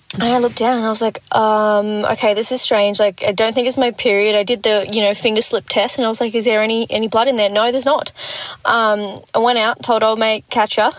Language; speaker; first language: English; native; English